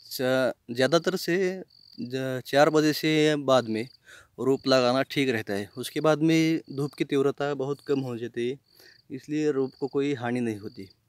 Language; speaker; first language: Hindi; non-native, local second language; Marathi